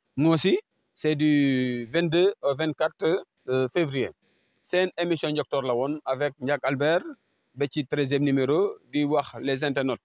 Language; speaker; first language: French; non-native, local second language; Wolof